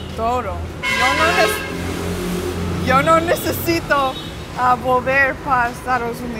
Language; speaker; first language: Spanish; non-native, learner; English